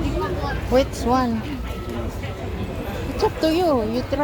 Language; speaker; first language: English; non-native, learner; Filipino